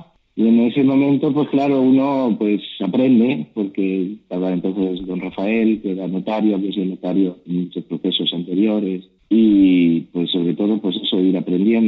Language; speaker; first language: Spanish; native; Spanish